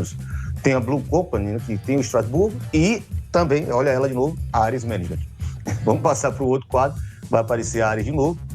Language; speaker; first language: Portuguese; native; Portuguese